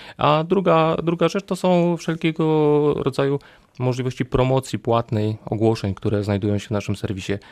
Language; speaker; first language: Polish; native; Polish